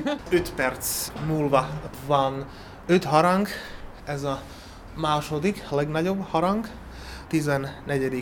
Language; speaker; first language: Hungarian; non-native, learner; Slovak